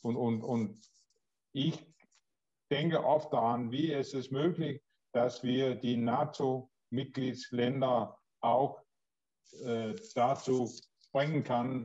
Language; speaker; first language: German; non-native, learner; Danish